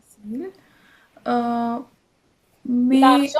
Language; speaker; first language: French; non-native, learner; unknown